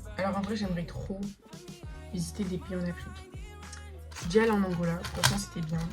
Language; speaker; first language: French; native; French